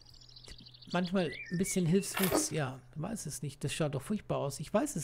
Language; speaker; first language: German; native; German